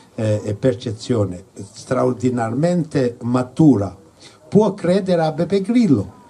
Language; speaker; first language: Italian; non-native, fluent; Albanian